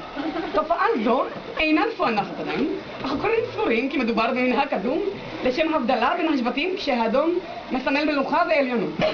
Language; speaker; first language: Hebrew; native; Hebrew